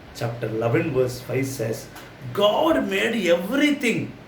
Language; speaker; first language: English; non-native, local second language; Telugu